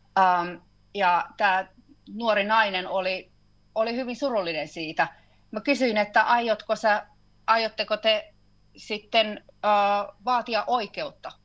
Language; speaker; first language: Finnish; native; Finnish